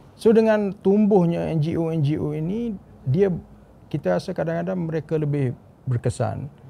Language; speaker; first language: Malay; native; Malay